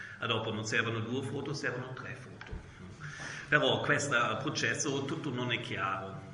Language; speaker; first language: Italian; non-native, learner; German